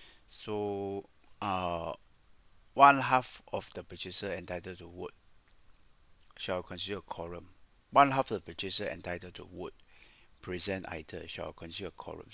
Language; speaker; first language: English; non-native, local second language; Chinese